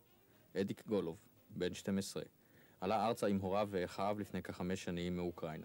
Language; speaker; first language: Hebrew; native; Hebrew